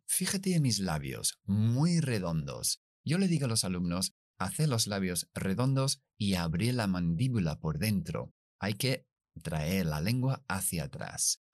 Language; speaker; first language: Spanish; non-native, fluent; English